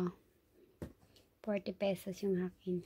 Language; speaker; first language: Japanese; non-native, learner; Filipino